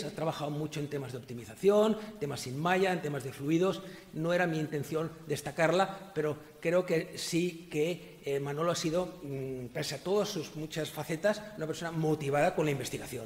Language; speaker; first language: Spanish; native; Spanish